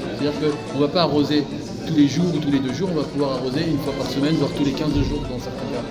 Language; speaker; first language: French; native; French